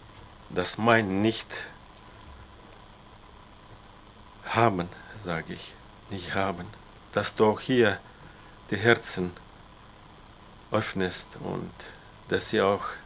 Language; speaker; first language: German; non-native, fluent; Russian